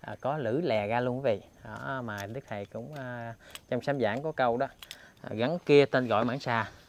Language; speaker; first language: Vietnamese; native; Vietnamese